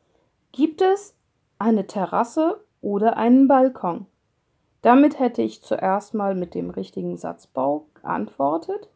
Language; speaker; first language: German; non-native, fluent; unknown